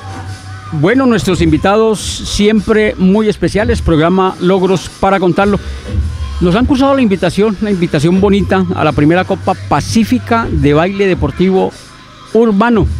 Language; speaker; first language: Spanish; native; Spanish